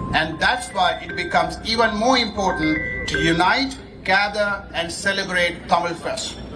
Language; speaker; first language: English; non-native, local second language; Tamil